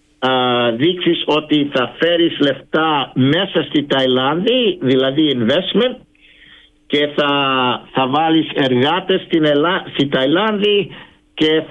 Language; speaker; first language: Greek; early bilingual, heritage; Greek